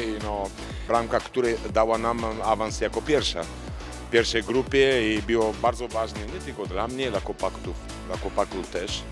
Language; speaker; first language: Polish; non-native, fluent; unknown